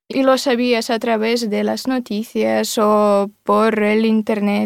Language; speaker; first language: Spanish; non-native, fluent; Russian